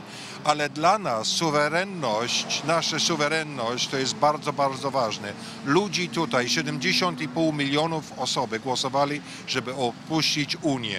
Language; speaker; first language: Polish; early bilingual, heritage; English